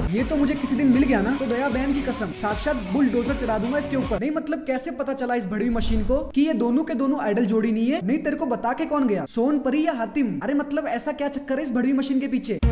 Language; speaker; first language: Hindi; native; Hindi